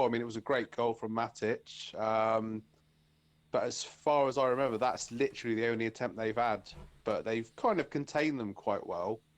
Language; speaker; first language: English; native; English